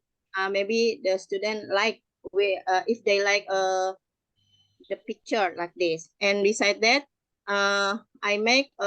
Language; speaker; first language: English; non-native, learner; Indonesian